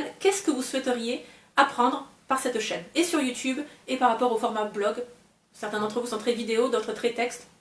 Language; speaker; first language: French; native; French